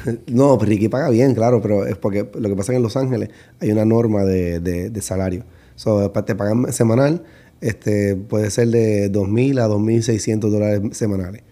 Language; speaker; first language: Spanish; native; Spanish